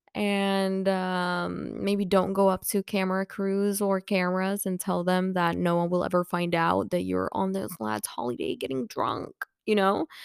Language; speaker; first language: English; non-native, fluent; Swedish